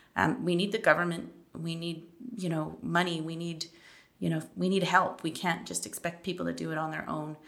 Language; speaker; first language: English; native; English